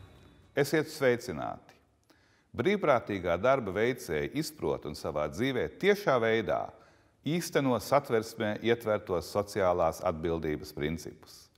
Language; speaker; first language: Latvian; native; Latvian